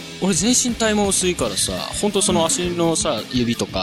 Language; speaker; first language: Japanese; native; Japanese